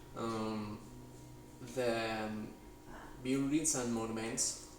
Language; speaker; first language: English; non-native, learner; Spanish